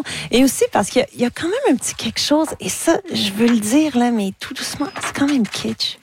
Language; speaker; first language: French; native; French